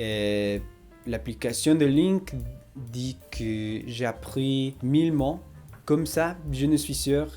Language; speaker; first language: French; non-native, learner; English